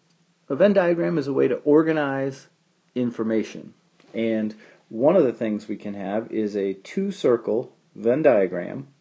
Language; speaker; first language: English; native; English